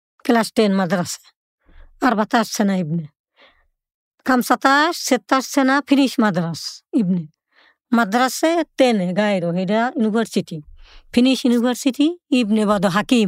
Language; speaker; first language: Arabic; non-native, learner; Bangla